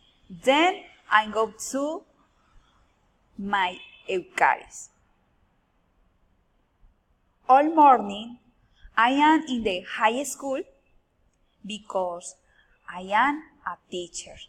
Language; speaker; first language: English; non-native, learner; Spanish